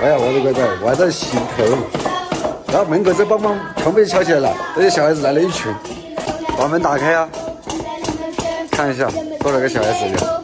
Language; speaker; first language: Chinese; native; Chinese